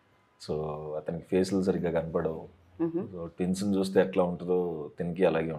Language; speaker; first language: Telugu; native; Telugu